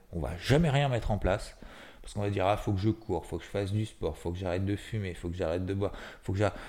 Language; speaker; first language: French; native; French